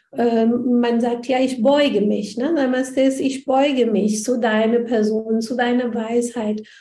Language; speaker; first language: German; non-native, fluent; Hindi